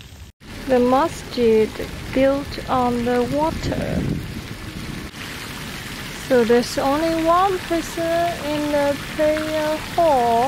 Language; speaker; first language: English; non-native, learner; Chinese